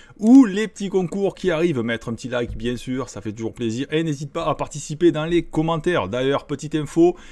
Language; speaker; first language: French; native; French